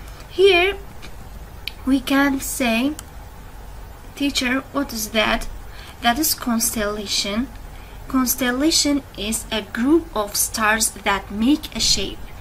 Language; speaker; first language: English; non-native, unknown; Central Kurdish